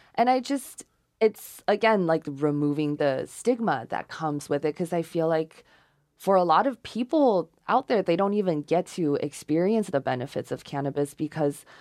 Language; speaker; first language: English; non-native, fluent; Chinese